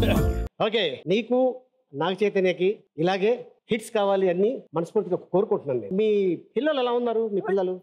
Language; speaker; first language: Telugu; native; Telugu